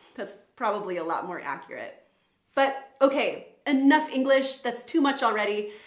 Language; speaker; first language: English; native; English